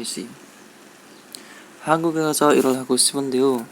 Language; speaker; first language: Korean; non-native, learner; Indonesian